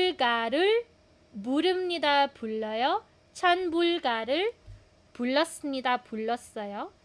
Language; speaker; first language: Korean; non-native, fluent; Filipino